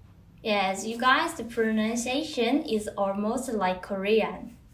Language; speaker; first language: English; non-native, fluent; Korean